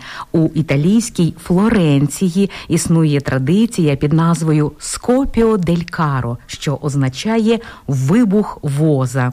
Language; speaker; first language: Ukrainian; native; Ukrainian